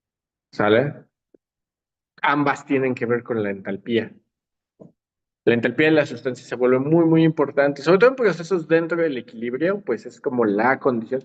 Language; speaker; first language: Spanish; native; Spanish